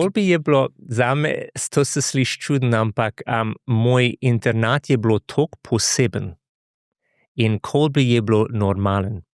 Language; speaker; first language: Slovenian; non-native, fluent; English